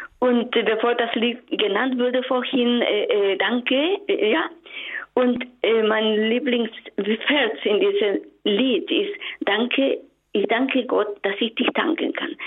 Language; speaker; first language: German; non-native, fluent; Spanish